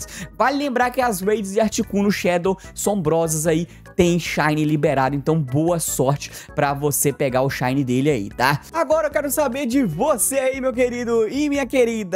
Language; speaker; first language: Portuguese; native; Portuguese